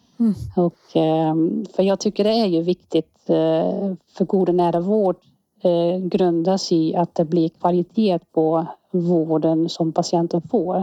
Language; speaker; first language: Swedish; non-native, fluent; Dutch